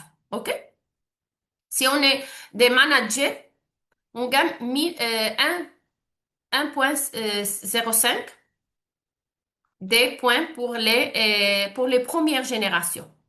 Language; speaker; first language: French; non-native, learner; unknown